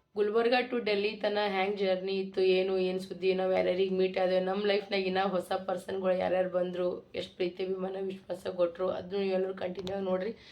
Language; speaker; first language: Kannada; native; Kannada